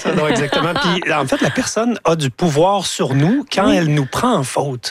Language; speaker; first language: French; native; French